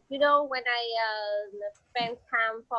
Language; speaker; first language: English; non-native, learner; Vietnamese